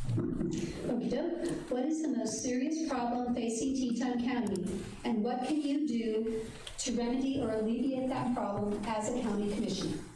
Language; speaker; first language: English; native; English